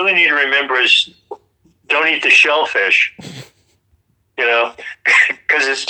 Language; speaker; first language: English; native; English